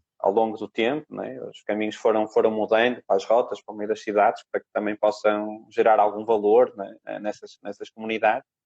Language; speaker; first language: Portuguese; native; Portuguese